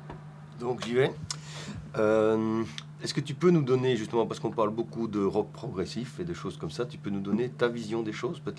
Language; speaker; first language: French; native; French